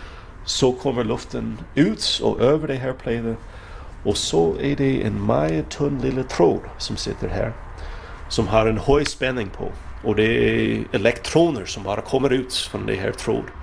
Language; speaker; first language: Swedish; non-native, fluent; English